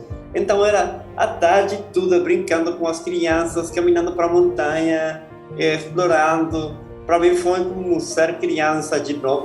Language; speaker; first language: Portuguese; non-native, fluent; Spanish